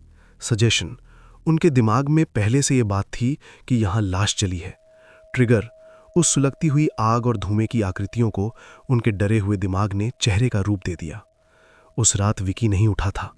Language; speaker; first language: Hindi; native; Hindi